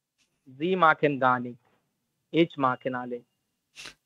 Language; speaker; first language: German; non-native, learner; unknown